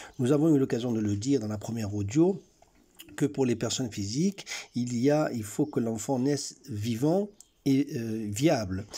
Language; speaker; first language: French; non-native, local second language; Arabic